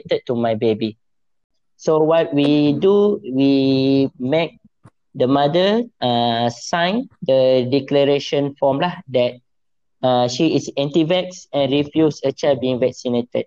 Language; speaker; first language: English; non-native, local second language; Malay